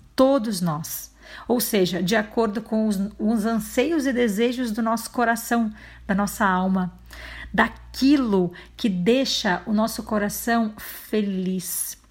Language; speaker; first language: Portuguese; native; Portuguese